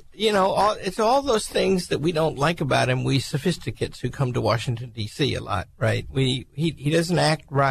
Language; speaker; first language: English; native; English